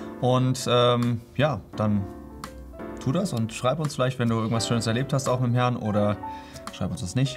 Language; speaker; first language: German; native; German